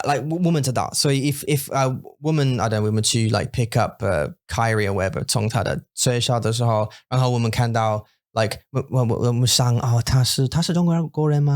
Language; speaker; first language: Chinese; non-native, learner; English